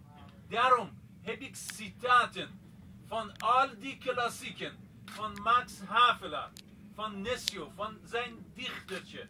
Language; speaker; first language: Dutch; non-native, fluent; Persian